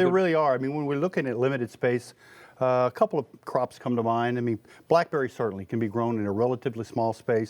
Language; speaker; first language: English; native; English